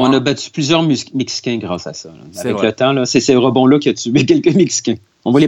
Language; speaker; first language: French; native; French